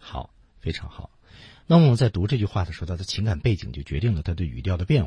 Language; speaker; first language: Chinese; native; Chinese